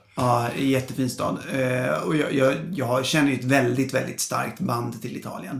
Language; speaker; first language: Swedish; early bilingual, other home language; Italian